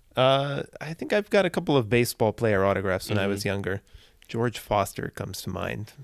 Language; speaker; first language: English; native; English